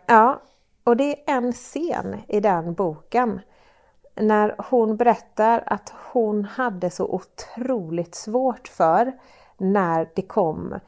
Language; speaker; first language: Swedish; native; Swedish